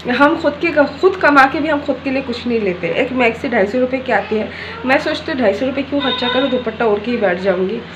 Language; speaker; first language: Hindi; non-native, local second language; Bangla